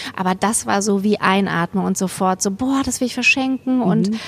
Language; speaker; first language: German; native; German